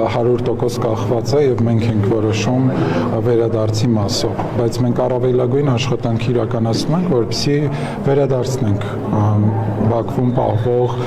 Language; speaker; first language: Armenian; native; Armenian